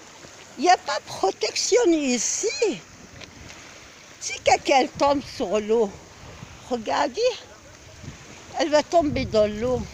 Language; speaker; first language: French; non-native, learner; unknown